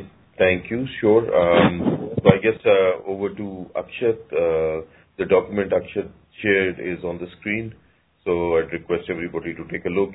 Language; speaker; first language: English; non-native, local second language; Urdu